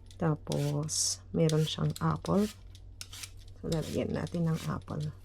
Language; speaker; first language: Filipino; native; Filipino